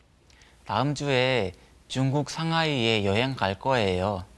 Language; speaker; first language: Korean; non-native, learner; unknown